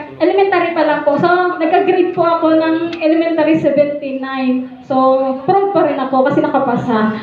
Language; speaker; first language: Filipino; native; Filipino